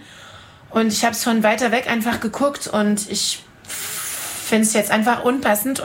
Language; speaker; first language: German; non-native, fluent; French